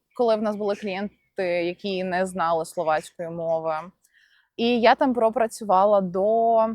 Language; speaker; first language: Ukrainian; non-native, local second language; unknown